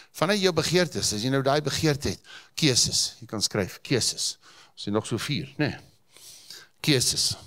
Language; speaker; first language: Afrikaans; native; Afrikaans